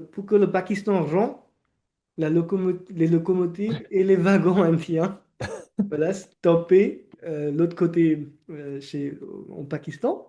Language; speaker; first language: French; non-native, fluent; Marathi